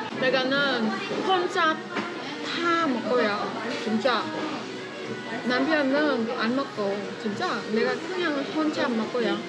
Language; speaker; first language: Korean; non-native, learner; Vietnamese